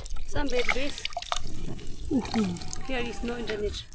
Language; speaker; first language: English; non-native, learner; Tibetan